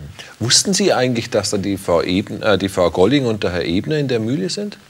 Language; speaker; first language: German; native; German